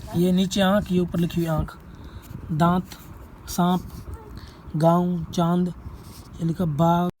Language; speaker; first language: Urdu; non-native, local second language; Sindhi